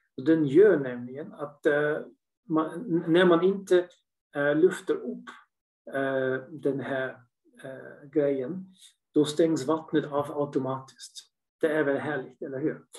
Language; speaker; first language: Swedish; non-native, fluent; German